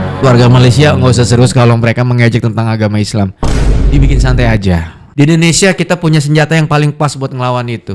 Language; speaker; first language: Indonesian; native; Indonesian